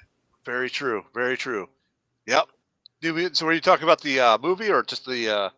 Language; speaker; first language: English; native; English